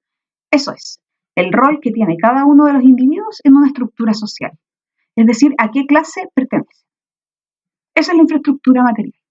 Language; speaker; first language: Spanish; native; Spanish